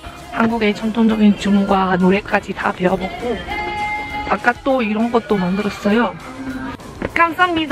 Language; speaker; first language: Korean; non-native, learner; Mongolian